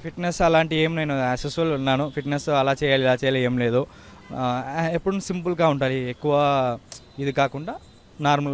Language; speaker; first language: Telugu; early bilingual, heritage; Tamil